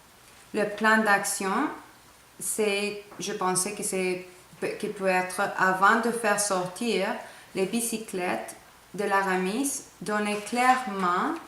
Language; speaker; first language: French; non-native, fluent; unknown